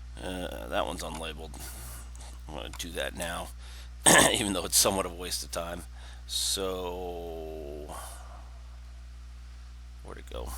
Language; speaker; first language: English; native; English